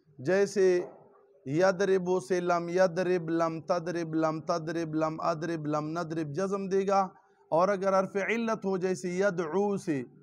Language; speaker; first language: Urdu; non-native, local second language; Pashto